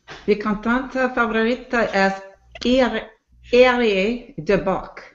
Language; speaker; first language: Spanish; non-native, learner; English